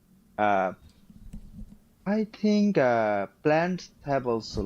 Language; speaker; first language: English; non-native, learner; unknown